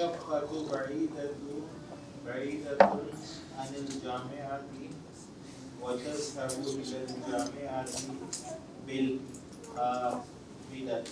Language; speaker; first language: Arabic; non-native, learner; Urdu